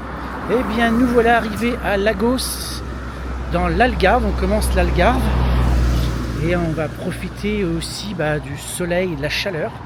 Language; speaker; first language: French; native; French